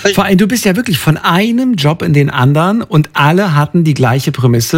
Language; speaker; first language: German; native; German